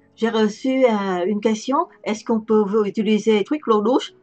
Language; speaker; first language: French; non-native, learner; Vietnamese